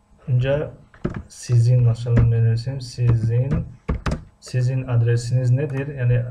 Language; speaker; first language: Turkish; non-native, fluent; Tajik